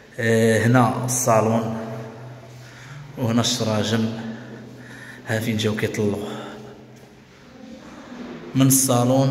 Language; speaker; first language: Arabic; native; Arabic